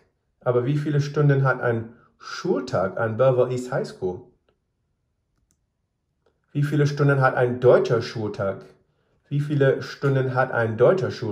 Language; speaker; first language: German; non-native, fluent; English